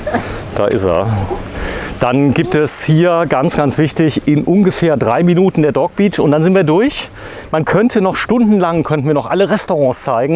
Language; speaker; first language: German; native; German